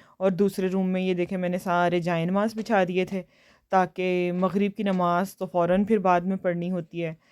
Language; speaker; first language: Urdu; native; Urdu